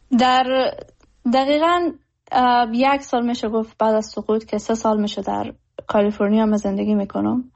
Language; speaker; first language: Persian; native; Persian